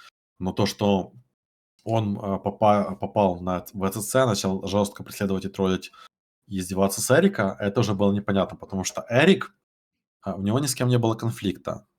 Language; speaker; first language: Russian; native; Russian